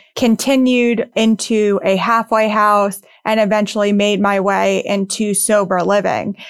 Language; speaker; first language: English; native; English